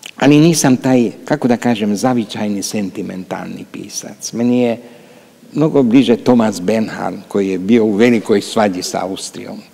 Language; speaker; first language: Croatian; non-native, local second language; Hungarian